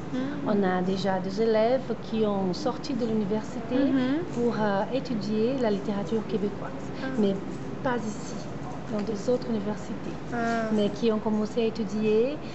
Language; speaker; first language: French; non-native, fluent; Portuguese